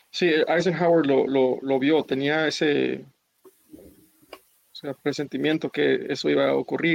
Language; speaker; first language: Spanish; early bilingual, heritage; English